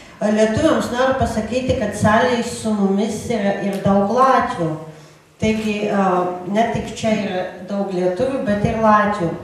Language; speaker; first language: Lithuanian; non-native, fluent; Latvian